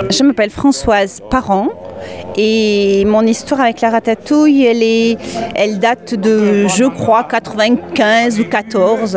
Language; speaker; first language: French; native; French